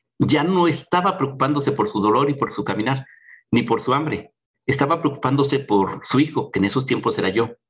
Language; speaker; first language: Spanish; native; Spanish